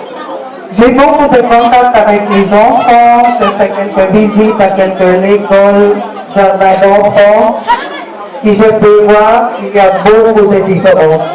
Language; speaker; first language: French; non-native, learner; German